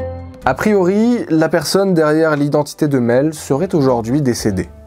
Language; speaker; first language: French; native; French